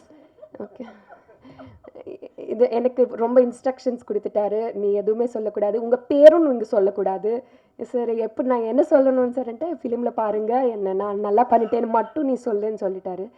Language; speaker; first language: Tamil; non-native, local second language; Telugu